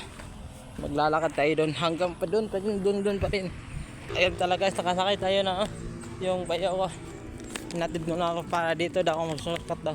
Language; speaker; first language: Filipino; non-native, local second language; Cebuano